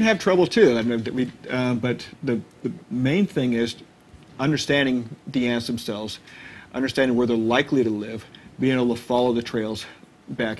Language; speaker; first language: English; native; English